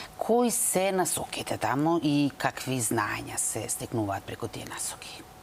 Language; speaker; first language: Macedonian; native; Macedonian